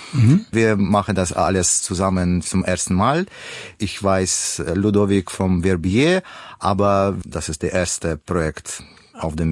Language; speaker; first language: German; non-native, learner; Russian